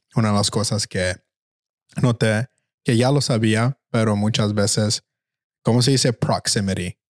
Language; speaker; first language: Spanish; early bilingual, heritage; Spanish